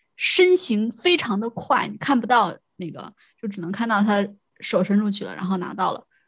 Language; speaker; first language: Chinese; native; Chinese